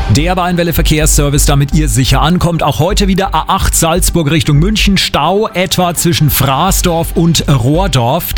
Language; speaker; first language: German; native; German